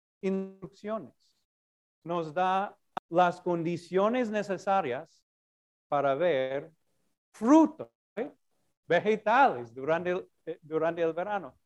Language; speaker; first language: Spanish; non-native, fluent; English